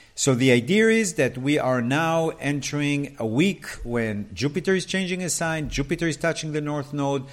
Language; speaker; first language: English; non-native, fluent; Hebrew